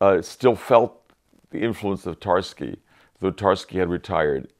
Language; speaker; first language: English; native; English